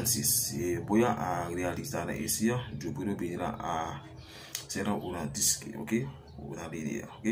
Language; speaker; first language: Spanish; non-native, learner; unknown